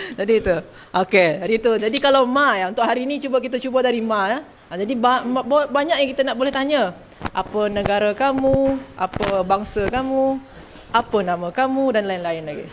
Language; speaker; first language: Malay; native; Malay